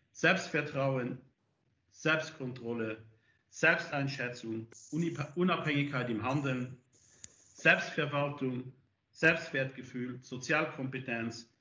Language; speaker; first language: German; native; German